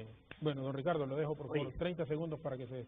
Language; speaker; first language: Spanish; native; Spanish